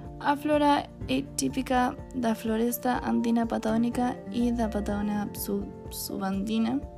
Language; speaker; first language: Spanish; non-native, learner; Portuguese